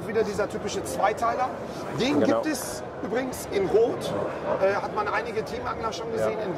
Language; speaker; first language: German; native; German